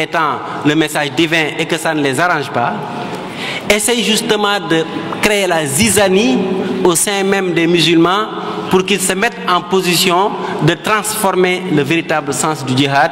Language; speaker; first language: French; non-native, local second language; Wolof